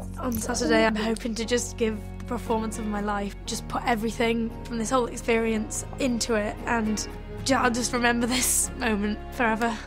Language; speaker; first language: English; native; English